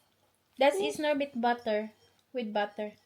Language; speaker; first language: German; non-native, learner; Filipino